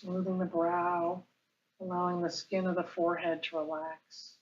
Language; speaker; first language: English; native; English